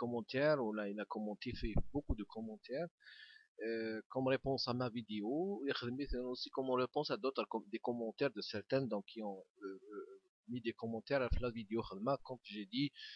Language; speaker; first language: French; non-native, local second language; Kabyle